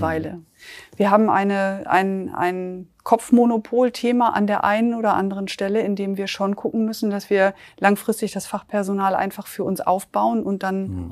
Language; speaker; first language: German; native; German